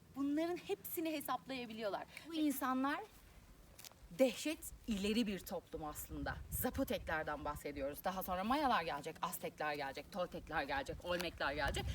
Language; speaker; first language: Turkish; native; Turkish